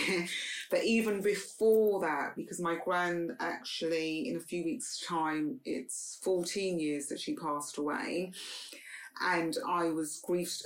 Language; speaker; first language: English; native; English